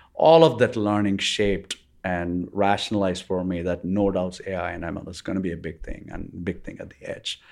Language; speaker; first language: English; non-native, local second language; Tamil